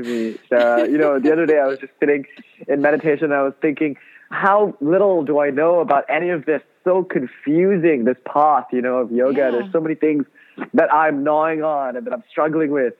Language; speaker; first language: English; non-native, local second language; Tamil